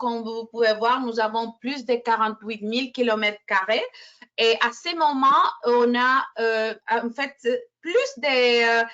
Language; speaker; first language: French; non-native, fluent; Spanish